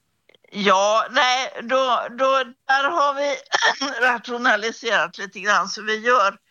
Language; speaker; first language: Swedish; native; Swedish